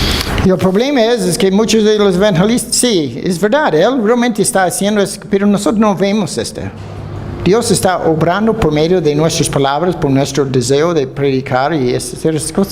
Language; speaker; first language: Spanish; non-native, fluent; Dutch